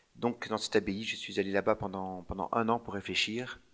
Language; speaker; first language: French; native; French